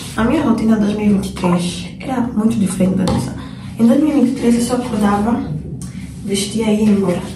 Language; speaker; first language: Portuguese; native; Portuguese